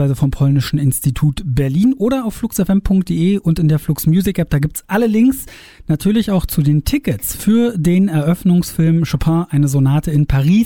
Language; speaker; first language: German; native; German